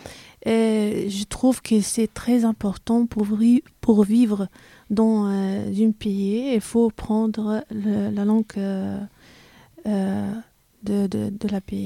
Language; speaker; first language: French; non-native, learner; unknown